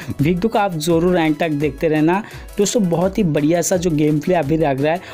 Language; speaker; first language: Hindi; non-native, local second language; Bangla